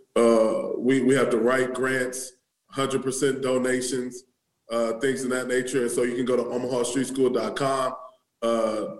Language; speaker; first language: English; native; English